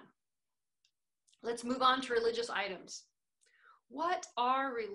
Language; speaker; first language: English; native; English